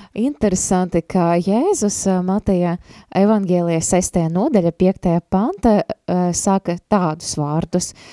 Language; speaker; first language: Latvian; non-native, local second language; Russian